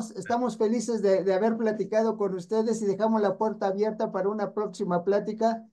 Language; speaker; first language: Spanish; native; Spanish